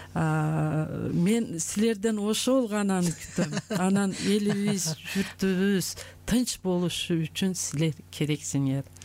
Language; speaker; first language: Kyrgyz; non-native, local second language; Uzbek